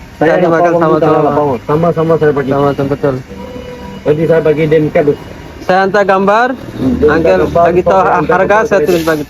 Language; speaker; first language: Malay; non-native, learner; Bangla